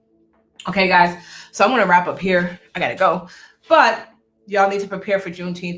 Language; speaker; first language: English; native; English